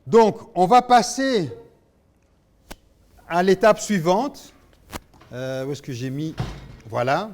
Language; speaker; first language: French; native; French